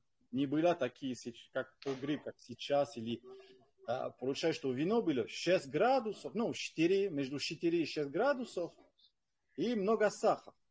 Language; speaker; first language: Russian; non-native, fluent; French